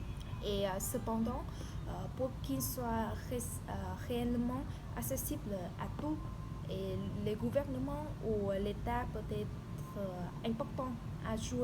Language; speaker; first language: French; non-native, learner; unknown